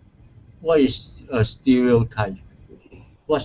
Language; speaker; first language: English; non-native, learner; Chinese